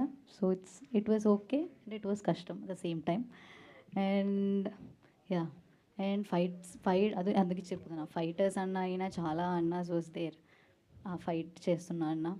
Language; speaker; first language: Telugu; non-native, learner; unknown